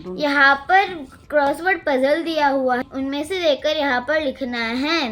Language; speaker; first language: Hindi; non-native, local second language; Telugu